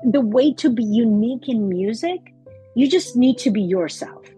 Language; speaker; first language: English; non-native, fluent; Russian